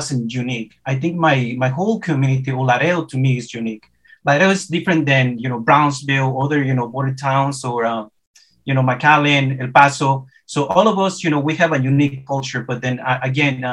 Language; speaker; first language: English; non-native, fluent; Spanish